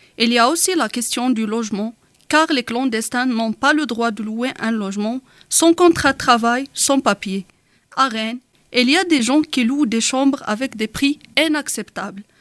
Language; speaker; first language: French; non-native, local second language; Arabic